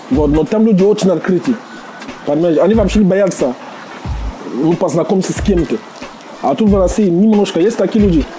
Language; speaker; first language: Russian; non-native, fluent; Jamaican Creole English